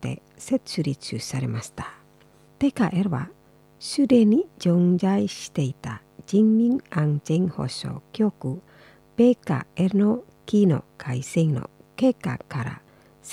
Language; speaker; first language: Japanese; non-native, fluent; Indonesian